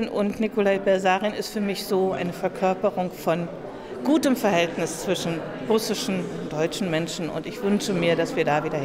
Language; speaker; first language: German; native; German